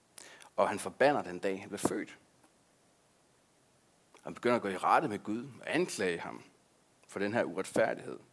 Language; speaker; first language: Danish; native; Danish